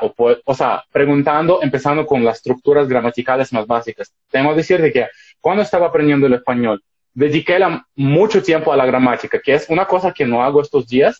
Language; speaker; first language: Spanish; non-native, fluent; Russian